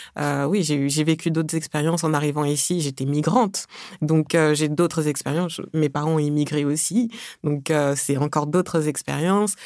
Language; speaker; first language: French; early bilingual, other home language; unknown